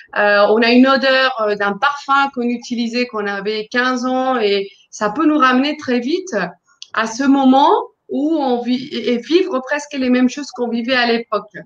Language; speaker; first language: French; non-native, fluent; Spanish